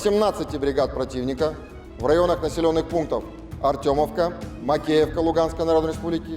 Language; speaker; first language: Russian; native; Russian